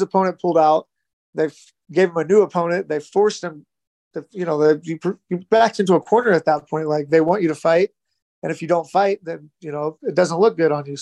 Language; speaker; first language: English; native; English